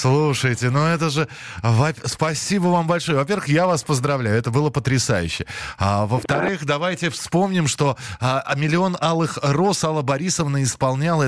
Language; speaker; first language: Russian; native; Russian